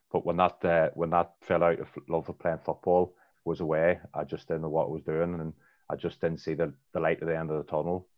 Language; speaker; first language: English; native; English